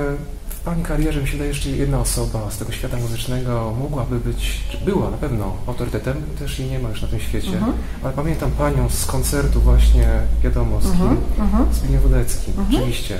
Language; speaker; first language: Polish; native; Polish